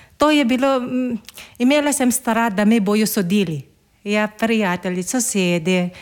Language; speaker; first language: Slovenian; non-native, learner; Filipino